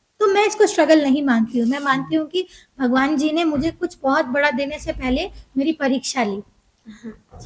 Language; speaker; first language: Hindi; native; Hindi